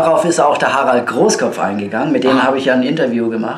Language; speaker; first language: German; native; German